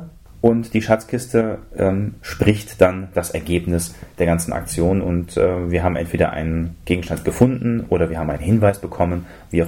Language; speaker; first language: German; native; German